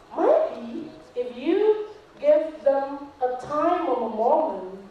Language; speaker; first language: English; non-native, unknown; Indonesian